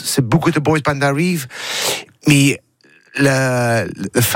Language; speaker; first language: French; non-native, learner; English